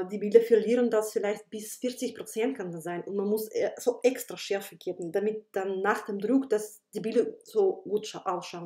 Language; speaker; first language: German; non-native, fluent; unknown